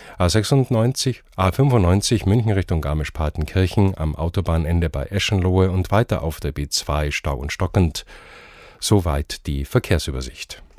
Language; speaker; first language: German; native; German